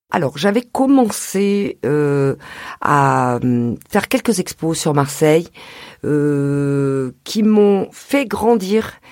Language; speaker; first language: French; native; French